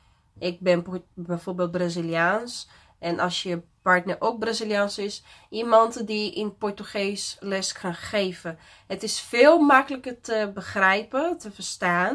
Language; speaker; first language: Dutch; non-native, fluent; Portuguese